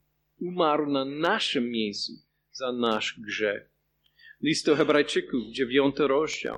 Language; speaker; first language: Polish; non-native, fluent; English